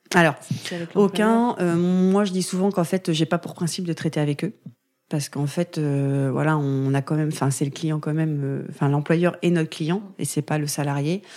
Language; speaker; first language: French; native; French